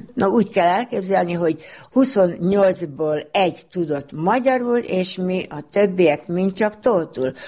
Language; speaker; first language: Hungarian; non-native, local second language; Slovak